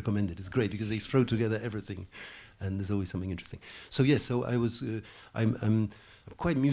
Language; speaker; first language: English; non-native, fluent; Polish